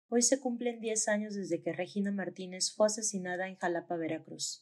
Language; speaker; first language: Spanish; native; Spanish